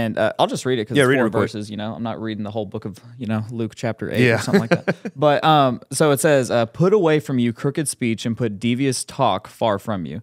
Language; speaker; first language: English; native; English